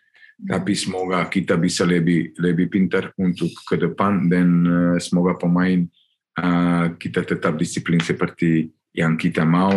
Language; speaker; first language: Indonesian; non-native, learner; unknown